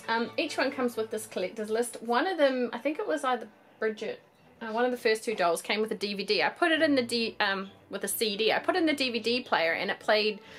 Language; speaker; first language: English; native; English